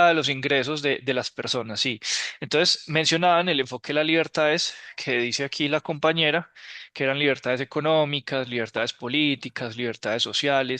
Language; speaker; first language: Spanish; native; Spanish